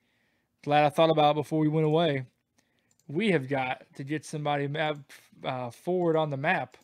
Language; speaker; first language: English; native; English